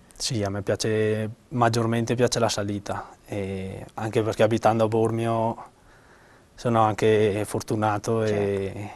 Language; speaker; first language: Italian; native; Italian